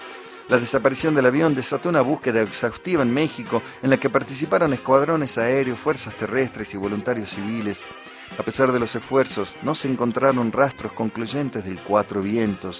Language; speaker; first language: Spanish; native; Spanish